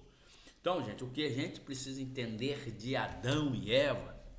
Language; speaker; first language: Portuguese; native; Portuguese